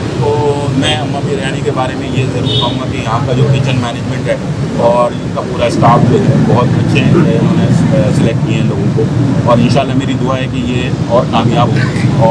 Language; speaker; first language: Urdu; native; Urdu